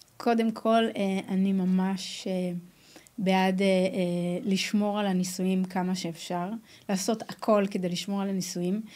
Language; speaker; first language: Hebrew; native; Hebrew